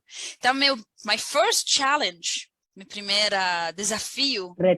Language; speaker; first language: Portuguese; non-native, learner; Arabic